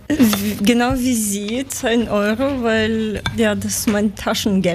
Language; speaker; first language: German; non-native, learner; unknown